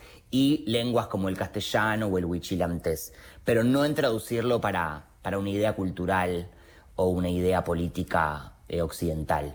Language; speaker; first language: Spanish; native; Spanish